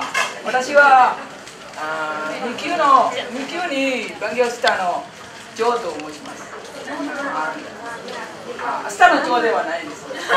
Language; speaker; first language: Japanese; non-native, learner; Burmese